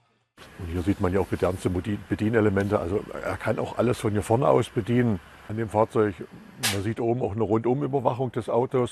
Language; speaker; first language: German; native; German